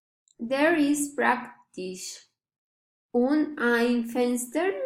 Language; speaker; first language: German; non-native, learner; Spanish